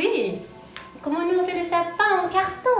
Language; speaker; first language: French; native; French